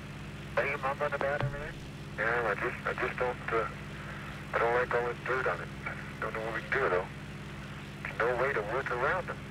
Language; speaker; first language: English; native; English